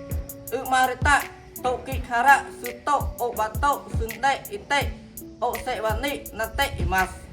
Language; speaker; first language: Japanese; non-native, learner; Khmer